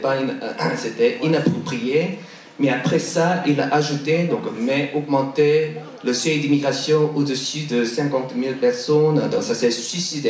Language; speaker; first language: French; non-native, fluent; Korean